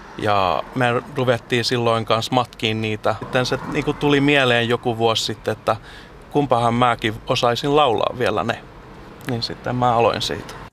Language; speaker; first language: Finnish; early bilingual, heritage; Finnish